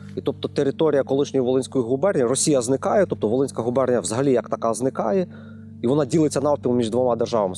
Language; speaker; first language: Ukrainian; native; Ukrainian